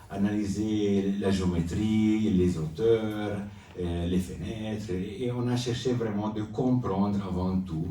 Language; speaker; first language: French; non-native, local second language; Italian